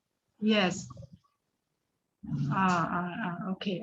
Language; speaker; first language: English; non-native, learner; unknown